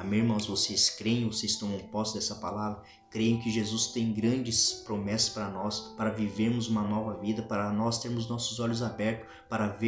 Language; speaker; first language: Portuguese; native; Portuguese